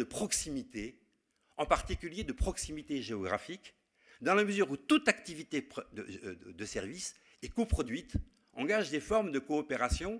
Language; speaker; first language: French; native; French